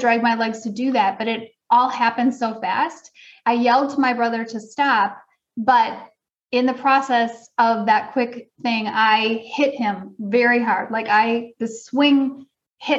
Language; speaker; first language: English; native; English